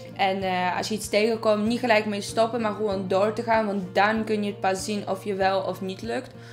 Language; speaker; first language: Dutch; non-native, fluent; Polish